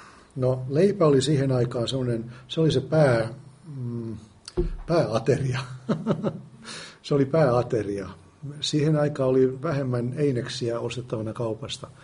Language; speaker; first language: Finnish; native; Finnish